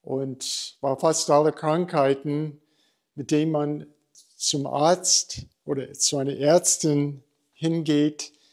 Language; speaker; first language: German; non-native, fluent; English